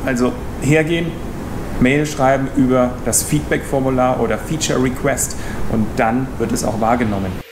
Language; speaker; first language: German; native; German